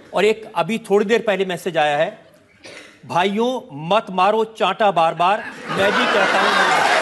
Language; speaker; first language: Hindi; native; Hindi